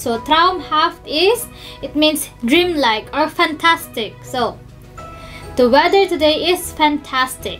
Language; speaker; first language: English; non-native, local second language; Filipino